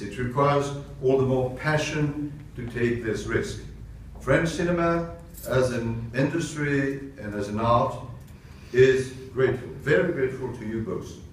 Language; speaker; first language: English; non-native, fluent; French